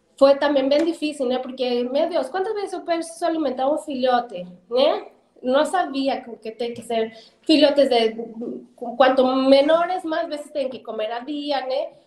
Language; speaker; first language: Portuguese; non-native, fluent; Spanish